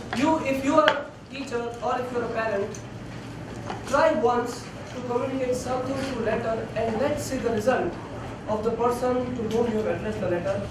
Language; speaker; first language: English; non-native, local second language; Gujarati